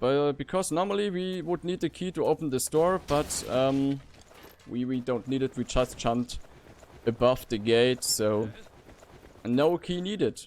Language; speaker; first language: English; non-native, fluent; German